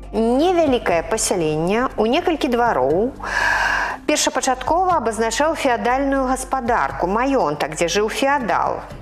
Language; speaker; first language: Belarusian; native; Belarusian